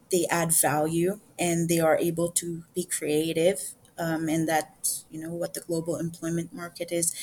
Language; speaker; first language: English; non-native, local second language; Filipino